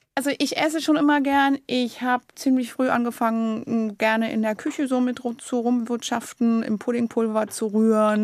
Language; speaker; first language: German; native; German